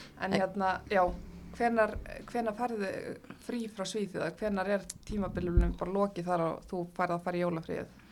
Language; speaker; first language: Icelandic; native; Icelandic